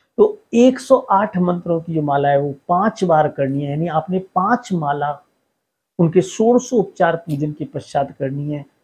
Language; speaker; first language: Hindi; native; Hindi